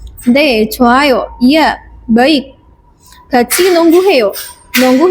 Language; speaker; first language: Korean; non-native, fluent; Indonesian